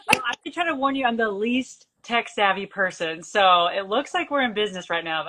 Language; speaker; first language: English; native; English